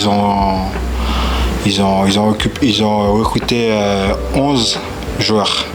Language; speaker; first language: French; non-native, local second language; Haitian Creole